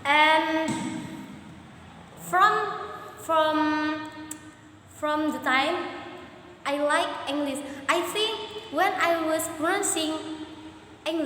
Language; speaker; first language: English; non-native, learner; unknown